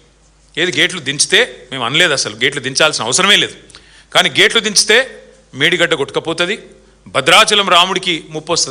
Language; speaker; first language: Telugu; native; Telugu